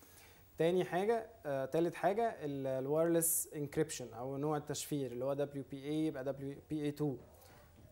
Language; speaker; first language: Arabic; native; Arabic